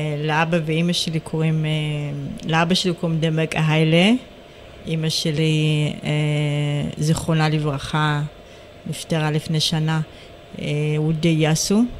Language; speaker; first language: Hebrew; early bilingual, other home language; Amharic